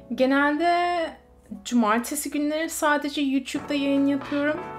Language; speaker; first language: Turkish; early bilingual, heritage; Turkish